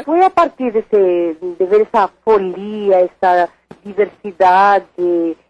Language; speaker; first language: Portuguese; non-native, fluent; Spanish